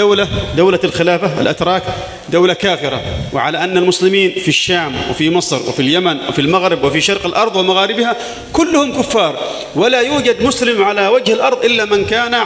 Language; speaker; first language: Arabic; native; Arabic